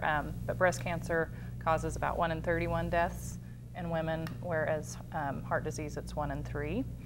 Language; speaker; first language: English; native; English